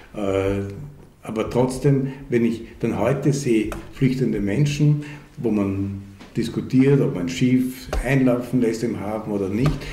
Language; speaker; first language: German; early bilingual, other home language; Hungarian